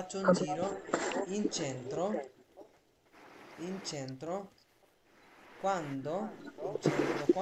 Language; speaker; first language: Italian; non-native, fluent; Bangla